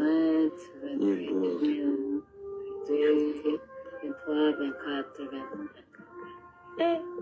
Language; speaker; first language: French; non-native, learner; Kinyarwanda